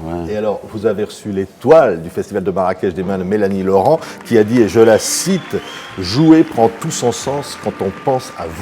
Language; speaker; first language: French; native; French